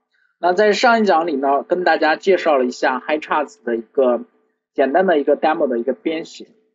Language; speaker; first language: Chinese; native; Chinese